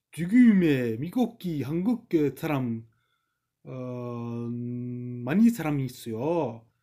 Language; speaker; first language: Korean; non-native, learner; English